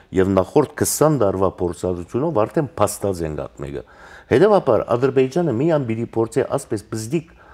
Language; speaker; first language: Armenian; native; Armenian